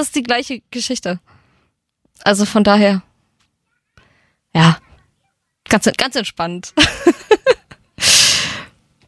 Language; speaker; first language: German; native; German